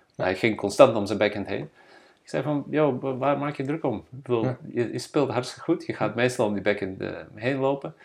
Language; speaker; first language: Dutch; non-native, fluent; Bosnian